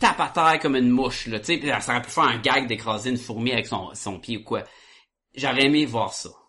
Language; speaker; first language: French; native; French